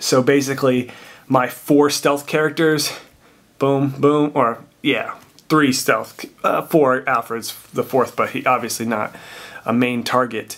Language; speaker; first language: English; native; English